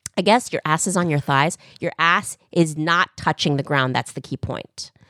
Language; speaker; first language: English; early bilingual, other home language; Korean